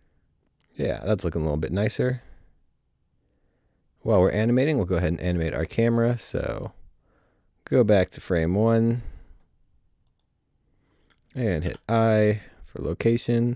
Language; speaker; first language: English; native; English